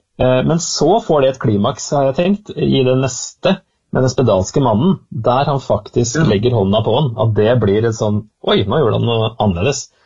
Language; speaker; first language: Norwegian; native; Norwegian